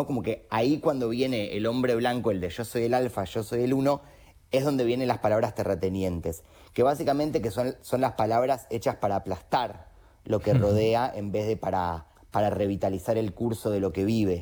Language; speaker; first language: Spanish; native; Spanish